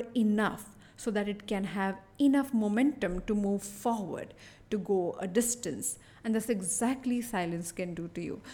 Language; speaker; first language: English; non-native, local second language; Hindi